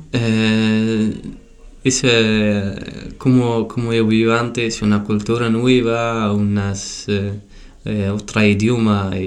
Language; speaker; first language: Spanish; non-native, learner; Tachelhit